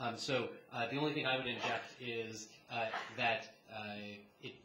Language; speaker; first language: English; native; English